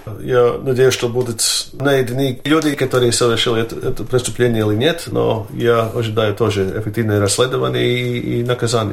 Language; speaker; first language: Russian; non-native, fluent; Latvian